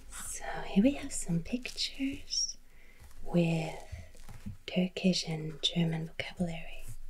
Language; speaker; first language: English; non-native, fluent; German